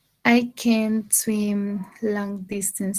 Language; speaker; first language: English; non-native, learner; Spanish